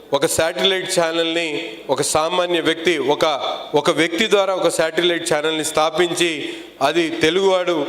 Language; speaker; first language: Telugu; non-native, local second language; Urdu